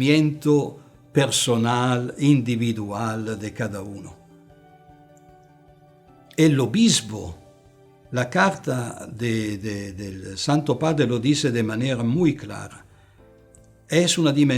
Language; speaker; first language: Spanish; non-native, fluent; Italian